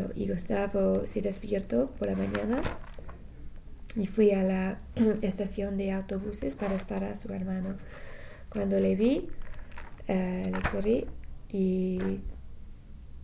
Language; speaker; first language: Spanish; non-native, learner; English